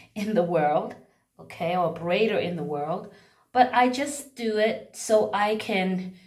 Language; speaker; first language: English; native; English